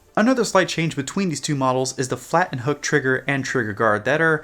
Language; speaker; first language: English; native; English